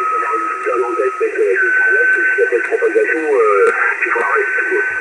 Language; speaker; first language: French; native; French